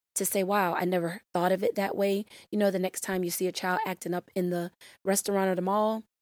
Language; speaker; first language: English; native; English